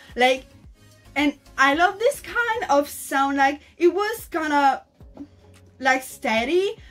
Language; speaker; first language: English; non-native, learner; French